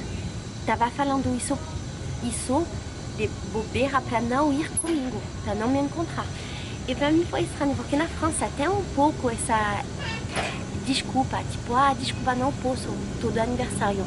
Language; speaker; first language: Portuguese; non-native, fluent; French